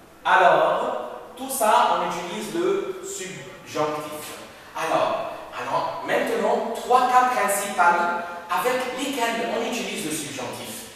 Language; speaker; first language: French; non-native, fluent; Arabic